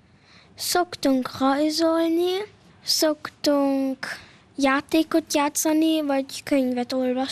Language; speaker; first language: Hungarian; early bilingual, heritage; Hungarian